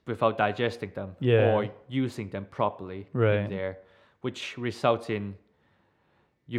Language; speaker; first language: English; non-native, local second language; Cantonese